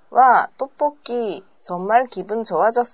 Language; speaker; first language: Korean; non-native, learner; Japanese